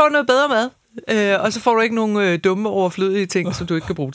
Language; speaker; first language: Danish; native; Danish